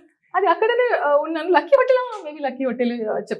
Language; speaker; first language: Telugu; non-native, learner; Kannada